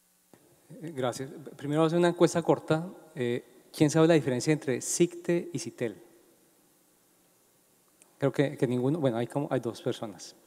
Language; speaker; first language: Spanish; native; Spanish